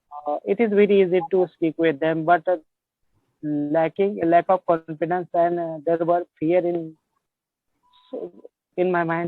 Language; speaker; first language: English; non-native, learner; Marathi